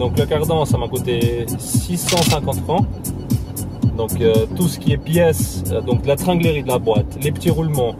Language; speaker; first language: French; native; French